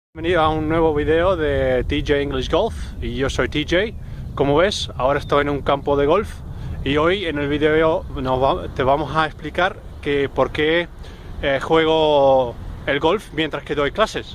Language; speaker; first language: Spanish; non-native, fluent; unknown